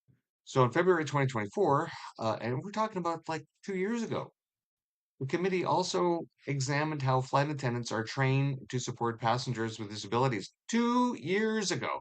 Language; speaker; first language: English; native; English